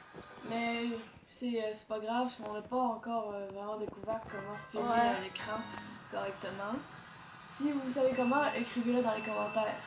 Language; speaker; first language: French; native; French